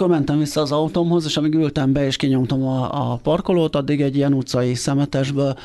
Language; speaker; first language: Hungarian; native; Hungarian